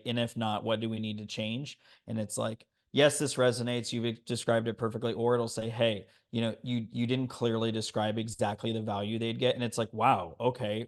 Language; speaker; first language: English; native; English